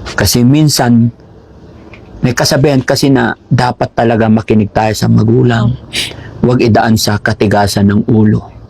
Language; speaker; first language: Filipino; non-native, local second language; Pangasinan